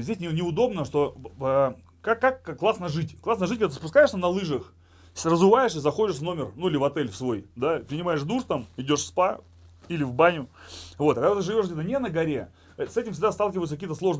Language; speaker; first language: Russian; native; Russian